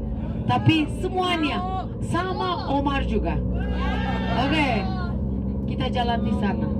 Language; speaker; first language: Indonesian; non-native, fluent; Turkish